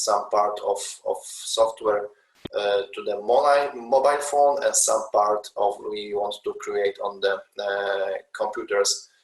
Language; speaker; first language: English; non-native, learner; Polish